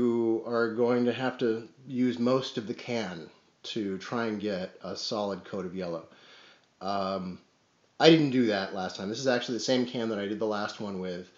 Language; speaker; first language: English; native; English